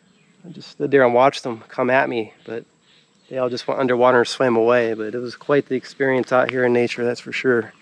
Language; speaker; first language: English; native; English